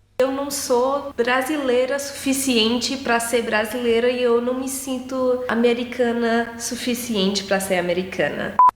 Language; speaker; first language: Portuguese; early bilingual, heritage; English